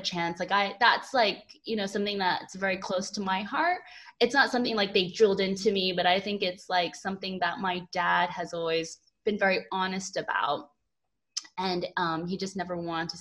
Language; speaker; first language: English; native; English